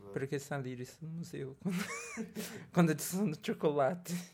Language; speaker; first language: Italian; non-native, learner; Portuguese